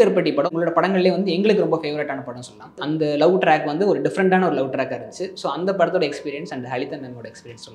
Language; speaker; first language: Tamil; native; Tamil